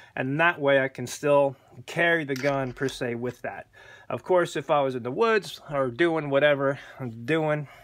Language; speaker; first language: English; native; English